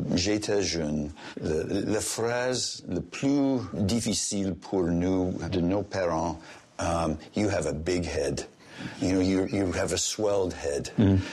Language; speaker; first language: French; non-native, local second language; English